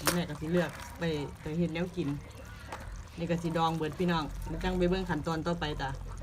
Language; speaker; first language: Thai; native; Thai